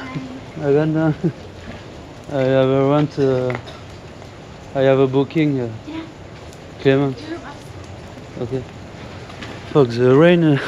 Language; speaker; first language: English; non-native, learner; French